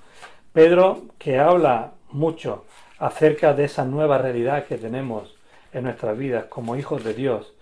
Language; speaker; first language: Spanish; native; Spanish